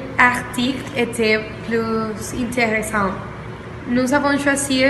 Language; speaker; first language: French; non-native, learner; Spanish